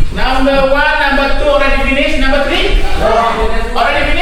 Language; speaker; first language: English; non-native, fluent; Indonesian